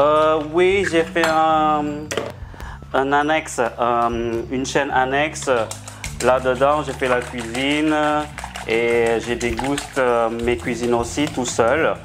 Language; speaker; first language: French; non-native, fluent; Indonesian